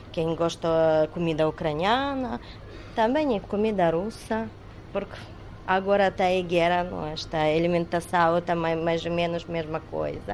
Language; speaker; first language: Portuguese; non-native, learner; Ukrainian